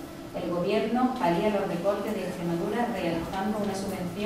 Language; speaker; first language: Spanish; native; Spanish